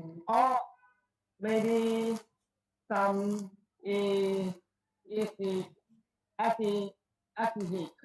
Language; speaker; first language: English; non-native, learner; Chinese